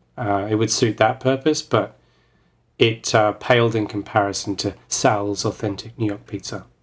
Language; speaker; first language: English; native; English